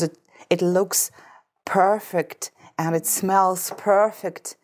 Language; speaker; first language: English; non-native, fluent; Russian